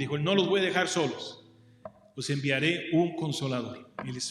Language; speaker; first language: Spanish; native; Spanish